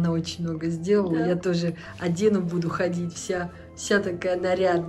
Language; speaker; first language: Russian; native; Russian